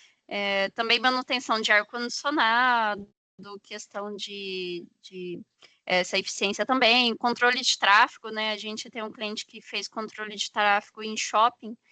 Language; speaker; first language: Portuguese; native; Portuguese